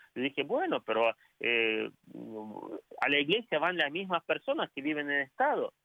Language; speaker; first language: Spanish; non-native, fluent; Ukrainian